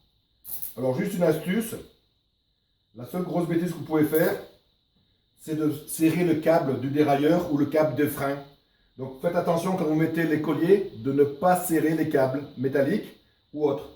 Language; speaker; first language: French; native; French